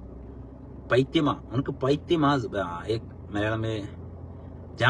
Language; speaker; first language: Hindi; non-native, local second language; Malayalam